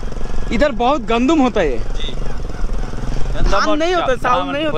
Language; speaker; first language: Hindi; non-native, learner; Bangla